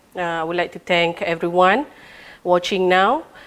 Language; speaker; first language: English; non-native, local second language; Malay